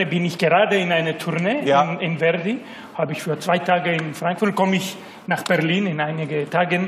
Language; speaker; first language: German; non-native, learner; Spanish